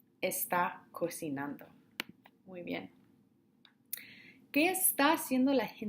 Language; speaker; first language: Spanish; non-native, fluent; English